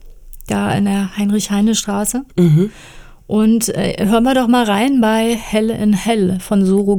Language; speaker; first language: German; native; German